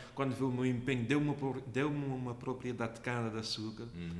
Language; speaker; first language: Portuguese; non-native, local second language; Kabuverdianu